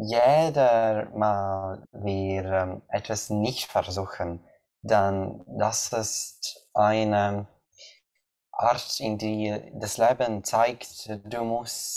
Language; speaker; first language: German; non-native, learner; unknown